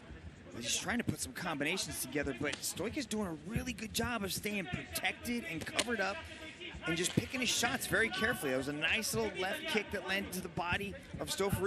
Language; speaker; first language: English; native; English